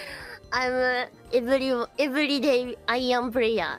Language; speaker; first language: English; non-native, learner; Japanese